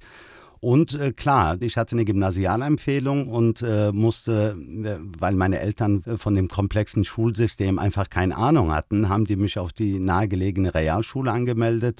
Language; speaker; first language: German; early bilingual, other home language; Turkish